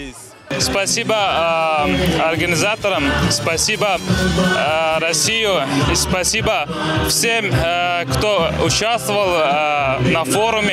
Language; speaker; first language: Russian; non-native, learner; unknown